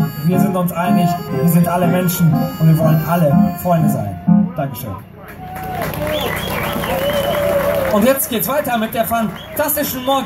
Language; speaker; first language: German; native; German